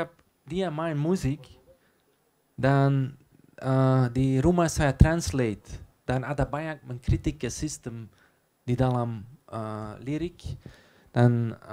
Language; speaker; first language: Indonesian; non-native, learner; Dutch